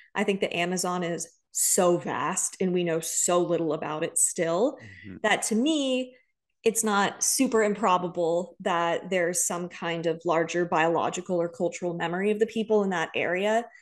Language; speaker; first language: English; native; English